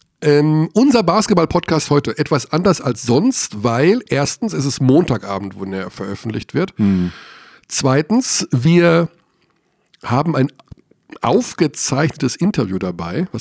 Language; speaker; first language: German; native; German